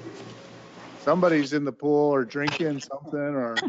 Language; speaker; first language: English; native; English